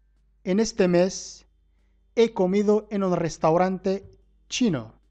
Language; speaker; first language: Spanish; non-native, fluent; Arabic